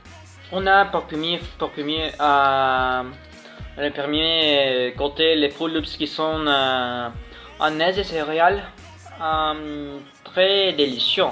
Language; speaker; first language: French; non-native, learner; Spanish